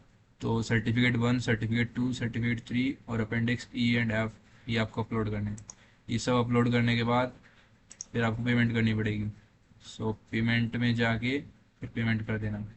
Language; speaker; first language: Hindi; native; Hindi